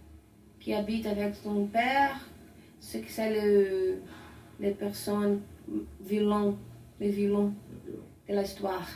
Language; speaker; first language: French; non-native, learner; Portuguese